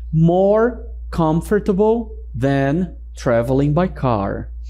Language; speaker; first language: English; non-native, fluent; Portuguese